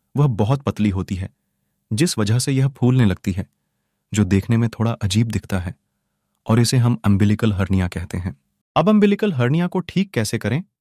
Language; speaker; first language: Hindi; non-native, local second language; Gujarati